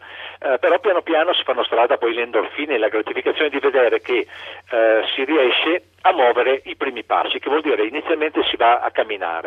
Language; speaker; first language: Italian; native; Italian